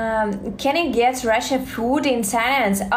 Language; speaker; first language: English; non-native, learner; Russian